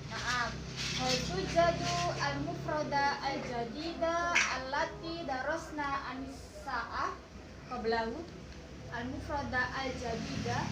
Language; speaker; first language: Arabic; non-native, learner; Indonesian